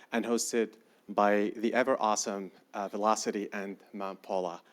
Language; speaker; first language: English; non-native, fluent; Arabic